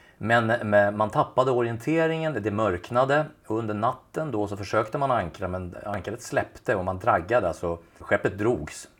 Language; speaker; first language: Swedish; native; Swedish